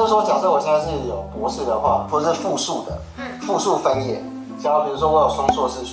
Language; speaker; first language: Chinese; native; Chinese